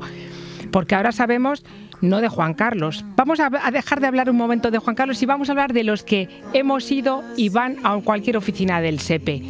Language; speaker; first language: Spanish; native; Spanish